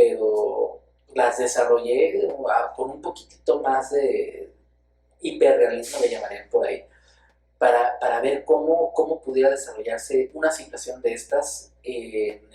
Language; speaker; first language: Spanish; native; Spanish